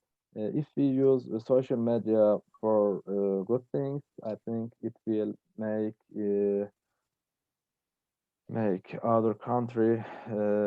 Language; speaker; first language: English; non-native, learner; Turkish